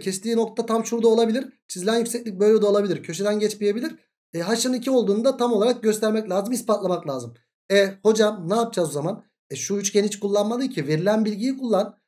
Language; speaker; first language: Turkish; native; Turkish